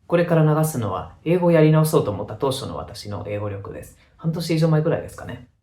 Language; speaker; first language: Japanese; non-native, fluent; Spanish